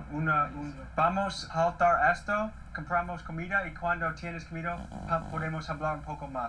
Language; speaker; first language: Spanish; non-native, learner; English